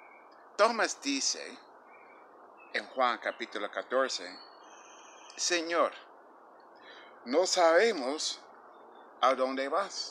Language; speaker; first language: Spanish; non-native, fluent; English